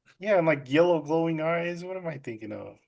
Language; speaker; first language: English; native; English